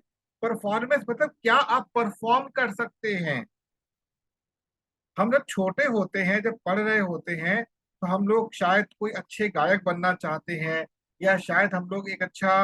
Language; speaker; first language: Hindi; native; Hindi